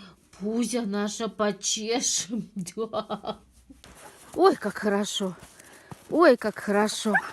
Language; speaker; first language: Russian; native; Russian